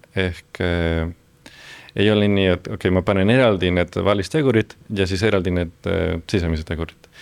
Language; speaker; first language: Estonian; non-native, fluent; Spanish